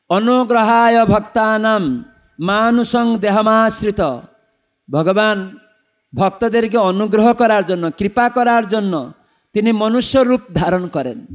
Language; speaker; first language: Bangla; non-native, fluent; Odia